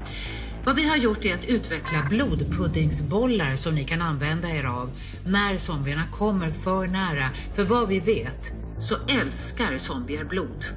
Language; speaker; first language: Swedish; native; Swedish